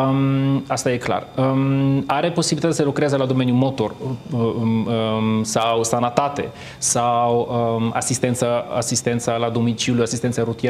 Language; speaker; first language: Romanian; non-native, fluent; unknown